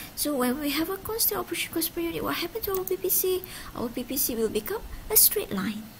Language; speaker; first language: English; non-native, local second language; Malay